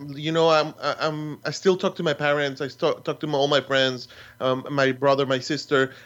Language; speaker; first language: English; non-native, fluent; Spanish